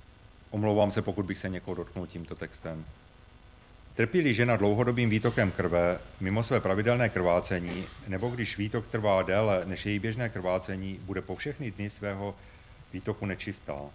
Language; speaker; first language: Czech; native; Czech